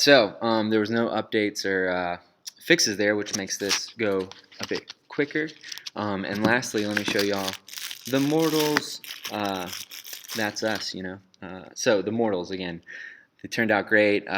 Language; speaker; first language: English; native; English